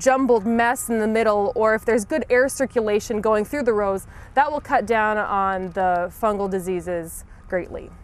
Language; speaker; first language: English; native; English